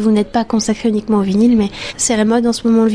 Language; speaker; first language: French; native; French